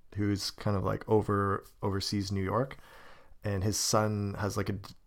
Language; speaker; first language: English; native; English